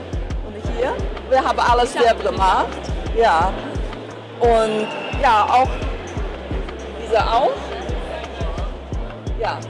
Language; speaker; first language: German; non-native, learner; Chinese